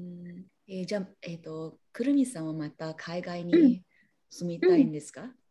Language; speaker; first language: Japanese; non-native, learner; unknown